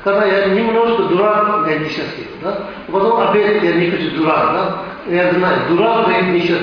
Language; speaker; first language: Russian; non-native, learner; Tibetan